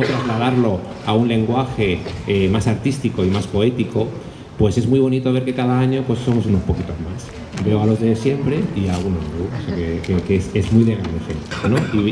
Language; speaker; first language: Spanish; native; Spanish